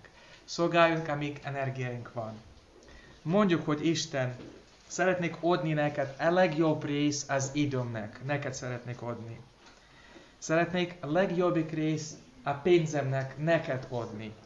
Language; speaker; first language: Hungarian; non-native, fluent; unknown